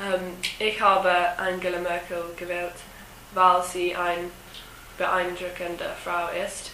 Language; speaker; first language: German; non-native, learner; English